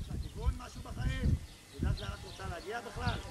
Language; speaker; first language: Hebrew; native; Hebrew